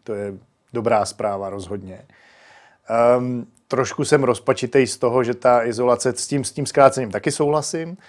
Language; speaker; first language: Czech; native; Czech